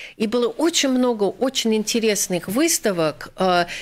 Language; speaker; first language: Russian; non-native, fluent; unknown